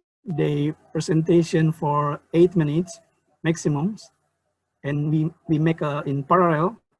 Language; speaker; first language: English; non-native, learner; Indonesian